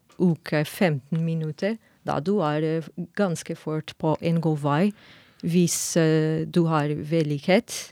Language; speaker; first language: Norwegian; non-native, fluent; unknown